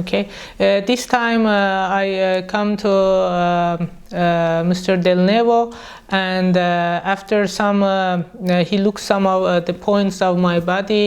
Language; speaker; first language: English; non-native, learner; Persian